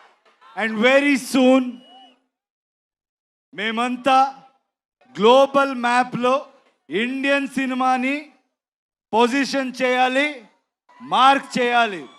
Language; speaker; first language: Telugu; non-native, learner; Kannada